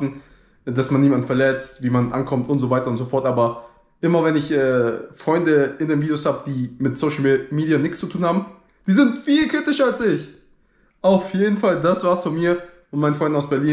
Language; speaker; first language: German; native; German